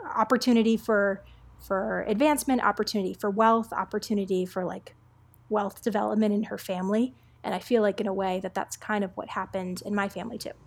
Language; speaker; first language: English; native; English